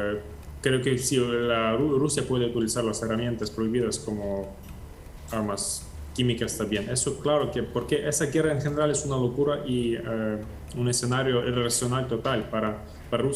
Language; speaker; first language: Spanish; non-native, fluent; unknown